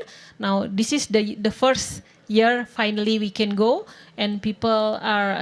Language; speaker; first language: English; non-native, fluent; Indonesian